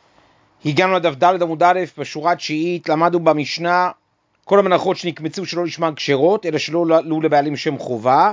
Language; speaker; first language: Hebrew; native; Hebrew